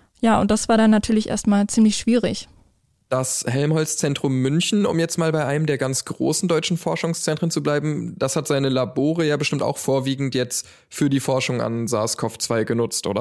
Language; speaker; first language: German; native; German